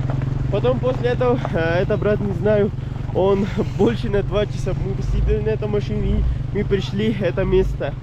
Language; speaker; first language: Russian; non-native, learner; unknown